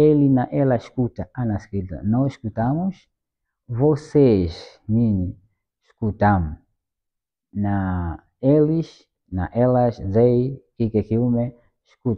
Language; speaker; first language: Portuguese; non-native, fluent; Swahili